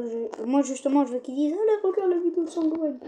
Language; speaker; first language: French; native; French